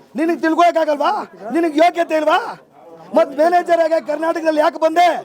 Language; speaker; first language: Kannada; native; Kannada